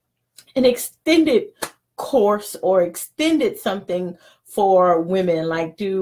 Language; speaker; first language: English; native; English